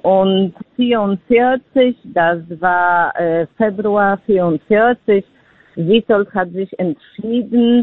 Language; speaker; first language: German; non-native, fluent; Polish